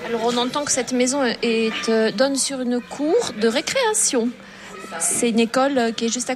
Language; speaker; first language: French; native; French